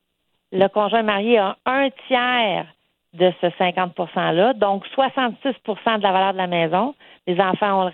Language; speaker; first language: French; native; French